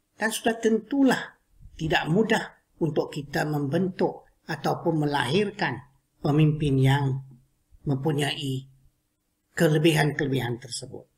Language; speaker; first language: Malay; non-native, local second language; Chinese